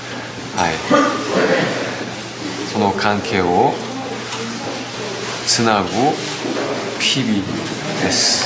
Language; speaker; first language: Japanese; non-native, fluent; Korean